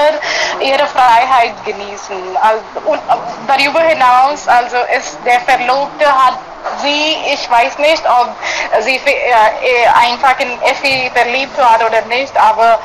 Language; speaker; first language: German; non-native, fluent; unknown